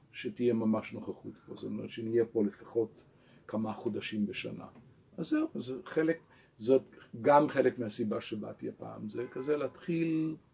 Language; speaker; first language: Hebrew; non-native, local second language; English